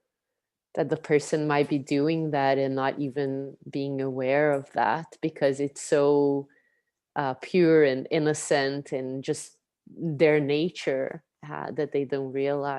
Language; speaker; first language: English; non-native, fluent; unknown